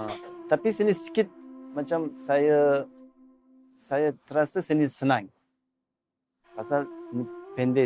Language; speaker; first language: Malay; non-native, learner; Uzbek